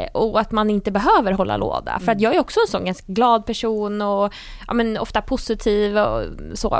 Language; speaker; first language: Swedish; native; Swedish